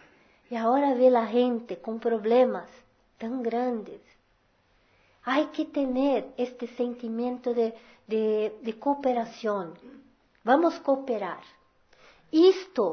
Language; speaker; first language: Spanish; non-native, fluent; Portuguese